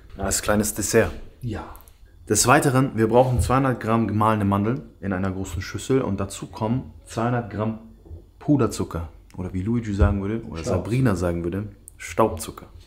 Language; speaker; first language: German; native; German